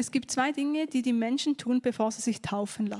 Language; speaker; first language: German; native; German